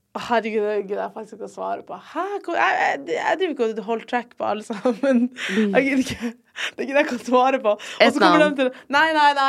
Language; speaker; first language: Norwegian; native; Norwegian